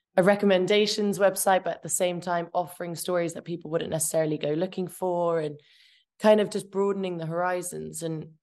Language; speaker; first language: English; early bilingual, other home language; Albanian